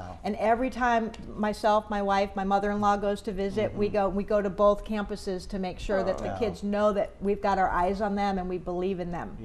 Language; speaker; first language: English; native; English